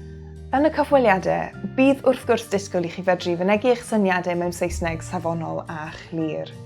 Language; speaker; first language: Welsh; native; Welsh